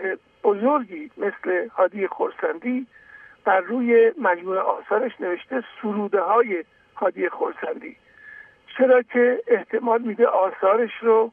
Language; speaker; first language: Persian; native; Persian